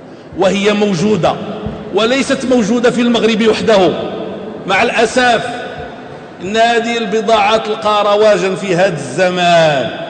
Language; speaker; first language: Arabic; native; Arabic